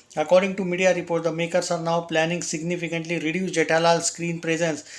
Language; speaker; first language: English; non-native, local second language; Hindi